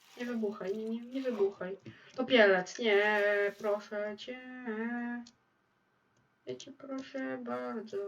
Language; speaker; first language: Polish; native; Polish